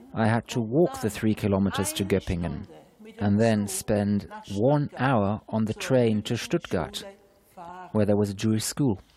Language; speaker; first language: English; non-native, fluent; German